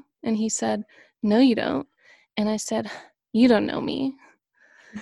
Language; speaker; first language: English; native; English